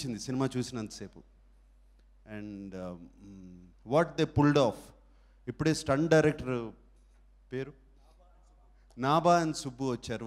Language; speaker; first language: Telugu; native; Telugu